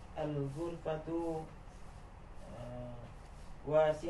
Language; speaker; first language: Arabic; non-native, learner; Indonesian